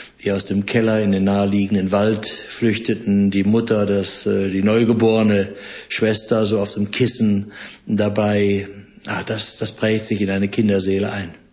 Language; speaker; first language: German; native; German